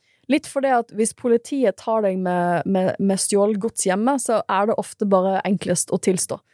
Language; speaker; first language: Norwegian; native; Norwegian